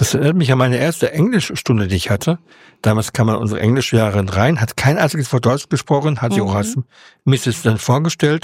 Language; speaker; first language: German; native; German